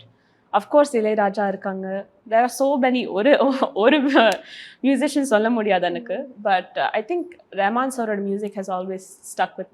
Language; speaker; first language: Tamil; early bilingual, heritage; Tamil